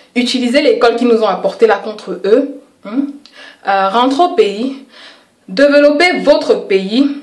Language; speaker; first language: French; native; French